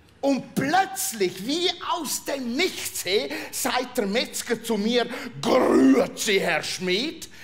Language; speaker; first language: German; native; German